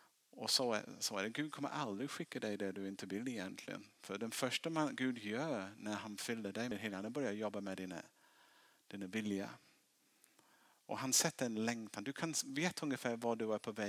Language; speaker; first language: Swedish; non-native, fluent; English